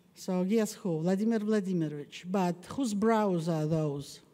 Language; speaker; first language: English; non-native, fluent; Russian